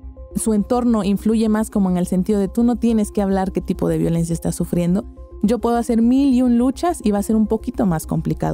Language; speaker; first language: Spanish; native; Spanish